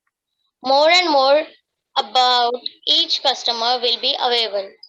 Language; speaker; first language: English; non-native, learner; Hindi